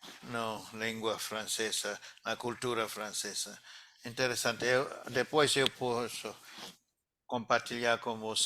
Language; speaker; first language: Portuguese; non-native, fluent; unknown